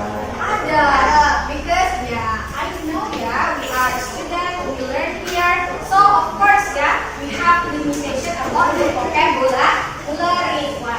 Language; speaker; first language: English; non-native, fluent; Indonesian